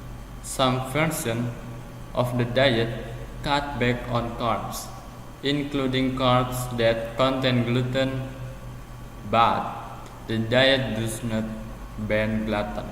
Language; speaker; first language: English; non-native, learner; Indonesian